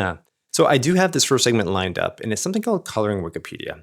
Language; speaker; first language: English; native; English